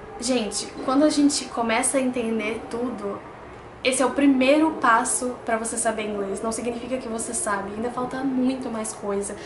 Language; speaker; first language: Portuguese; native; Portuguese